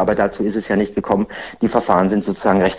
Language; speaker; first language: German; native; German